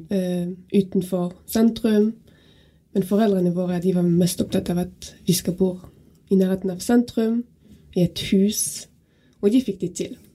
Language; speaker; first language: Norwegian; non-native, fluent; French